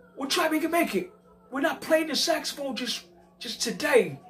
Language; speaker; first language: English; native; English